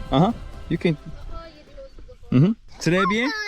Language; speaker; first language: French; non-native, learner; English